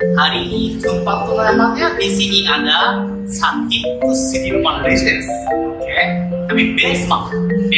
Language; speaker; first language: Indonesian; non-native, learner; Japanese